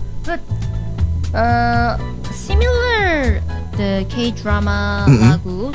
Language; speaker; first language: English; non-native, learner; Korean